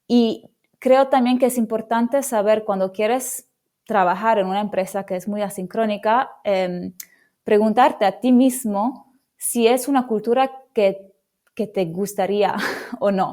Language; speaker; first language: Spanish; non-native, fluent; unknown